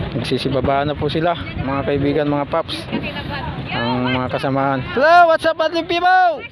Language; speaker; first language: Filipino; non-native, local second language; Iloko